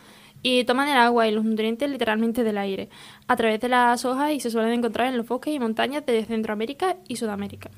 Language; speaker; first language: Spanish; native; Spanish